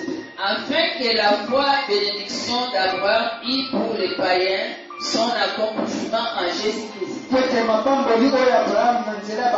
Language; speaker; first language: French; non-native, local second language; Lingala